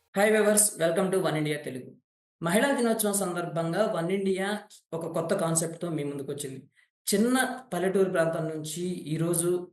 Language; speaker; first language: Telugu; native; Telugu